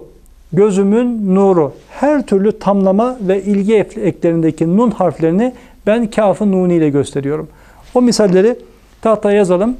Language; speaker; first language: Turkish; native; Turkish